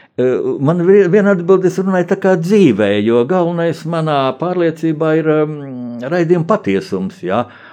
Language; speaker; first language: Latvian; native; Latvian